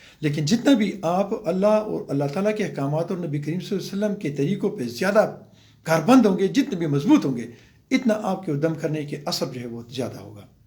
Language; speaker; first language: Urdu; non-native, local second language; Pashto